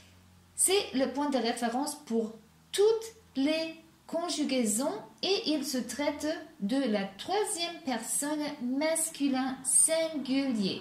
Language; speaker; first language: French; non-native, fluent; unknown